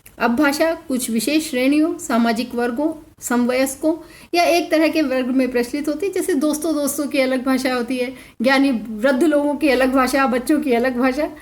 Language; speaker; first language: Hindi; native; Hindi